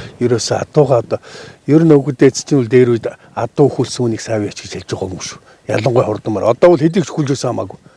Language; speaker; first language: Mongolian; native; Mongolian